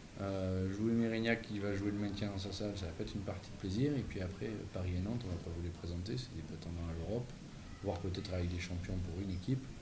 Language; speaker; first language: French; native; French